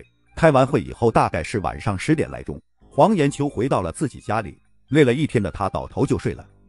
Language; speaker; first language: Chinese; native; Chinese